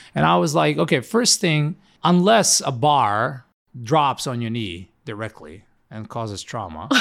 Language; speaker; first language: English; non-native, fluent; Macedonian